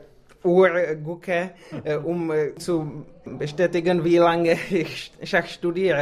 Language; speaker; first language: German; non-native, fluent; Czech